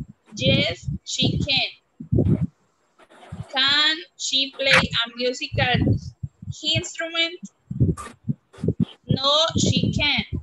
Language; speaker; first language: English; non-native, learner; Spanish